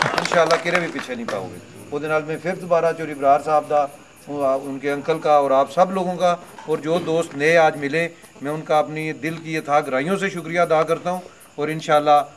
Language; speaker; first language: Urdu; non-native, local second language; Pahari-Potwari